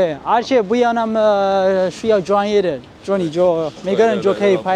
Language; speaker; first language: Chinese; non-native, fluent; Amharic